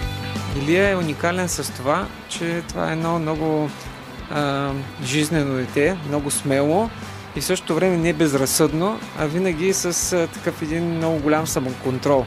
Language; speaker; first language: Bulgarian; native; Bulgarian